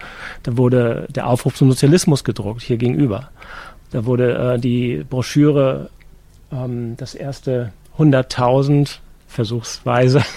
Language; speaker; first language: German; native; German